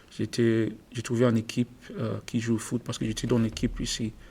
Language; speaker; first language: French; non-native, learner; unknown